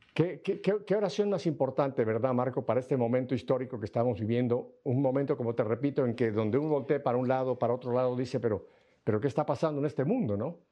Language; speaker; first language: Spanish; native; Spanish